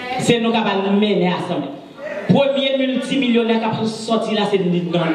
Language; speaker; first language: French; non-native, local second language; Haitian Creole